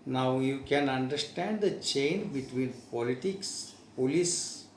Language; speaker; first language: English; non-native, local second language; Marathi